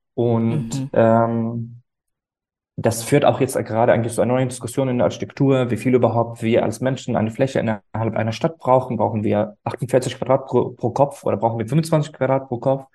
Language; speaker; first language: German; non-native, fluent; Arabic